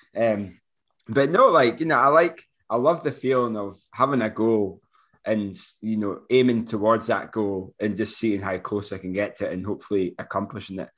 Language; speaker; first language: English; native; English